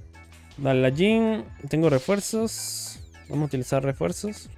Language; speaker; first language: Spanish; native; Spanish